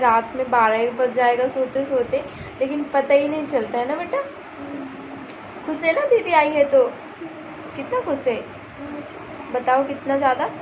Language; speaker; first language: Hindi; native; Hindi